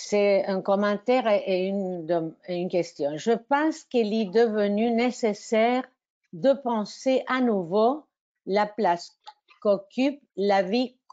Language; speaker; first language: French; non-native, fluent; Spanish